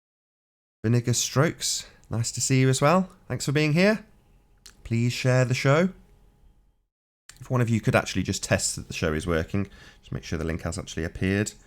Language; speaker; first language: English; native; English